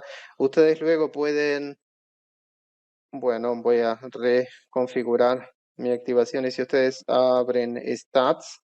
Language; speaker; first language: Spanish; non-native, fluent; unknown